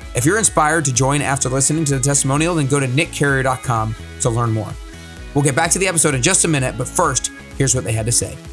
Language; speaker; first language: English; native; English